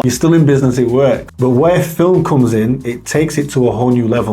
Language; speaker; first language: English; native; English